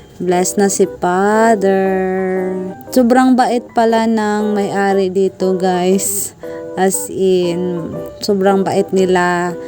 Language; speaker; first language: Filipino; non-native, local second language; Cebuano